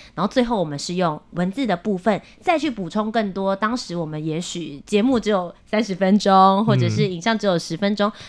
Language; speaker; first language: Chinese; native; Chinese